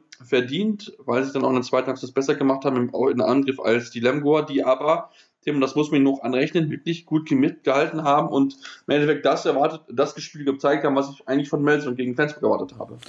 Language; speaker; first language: German; native; German